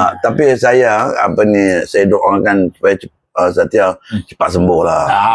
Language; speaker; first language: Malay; non-native, local second language; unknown